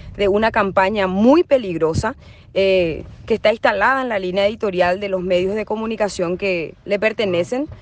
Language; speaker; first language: Spanish; native; Spanish